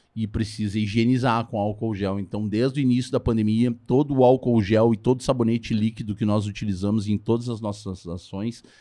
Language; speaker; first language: Portuguese; native; Portuguese